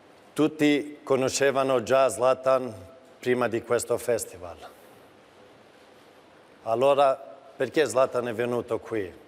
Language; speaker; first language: Italian; non-native, fluent; Swedish